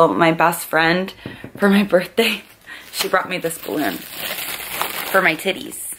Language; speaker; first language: English; native; English